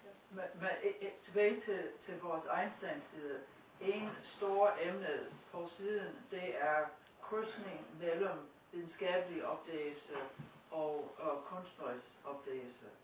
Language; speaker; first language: Danish; non-native, fluent; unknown